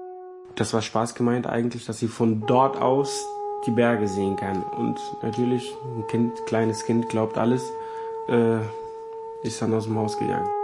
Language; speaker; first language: German; non-native, fluent; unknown